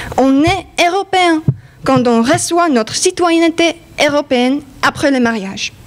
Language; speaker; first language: French; non-native, fluent; Polish